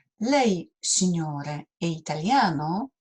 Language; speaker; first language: Italian; non-native, fluent; Polish